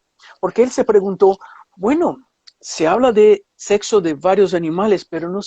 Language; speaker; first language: Spanish; non-native, fluent; Portuguese